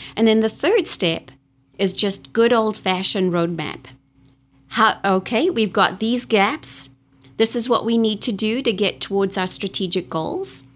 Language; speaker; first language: English; native; English